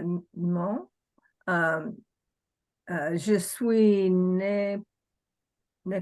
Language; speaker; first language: French; non-native, learner; English